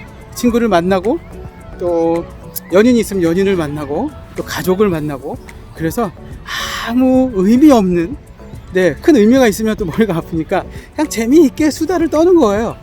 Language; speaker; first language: Korean; native; Korean